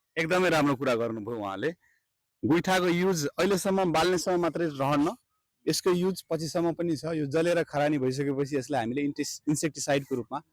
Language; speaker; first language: Nepali; non-native, local second language; Maithili